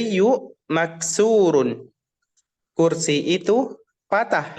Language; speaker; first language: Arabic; non-native, fluent; Indonesian